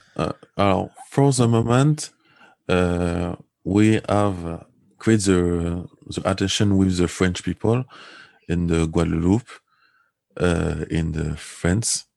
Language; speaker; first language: English; non-native, learner; French